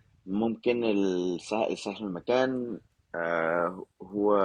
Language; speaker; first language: Arabic; non-native, learner; Spanish